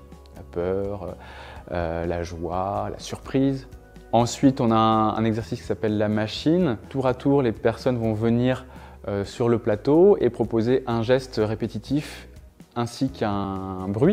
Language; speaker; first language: French; native; French